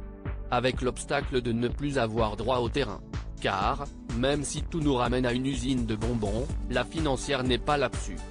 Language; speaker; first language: French; native; French